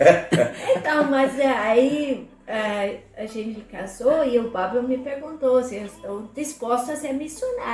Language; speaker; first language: Portuguese; non-native, fluent; German